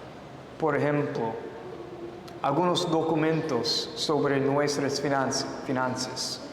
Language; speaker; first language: Spanish; non-native, fluent; English